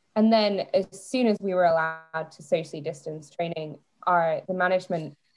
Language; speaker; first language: English; native; English